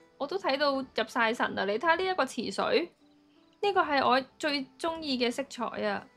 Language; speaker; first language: Cantonese; early bilingual, heritage; Cantonese